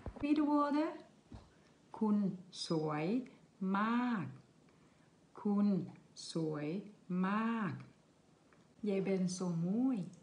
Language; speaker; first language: Dutch; non-native, learner; Thai